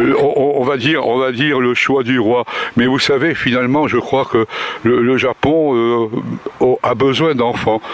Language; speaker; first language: French; native; French